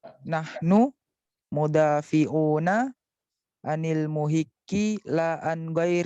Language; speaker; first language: Arabic; non-native, learner; Indonesian